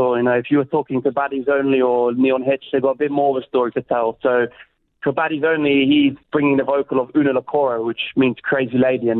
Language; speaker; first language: English; native; English